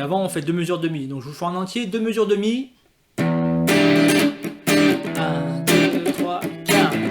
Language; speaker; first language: French; native; French